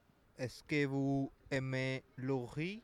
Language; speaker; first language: French; non-native, learner; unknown